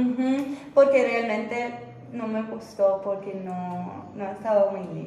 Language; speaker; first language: Spanish; non-native, fluent; English